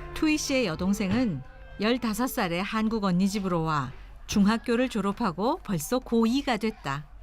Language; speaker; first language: Korean; native; Korean